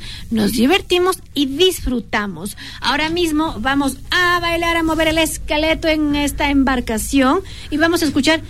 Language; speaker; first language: Spanish; native; Spanish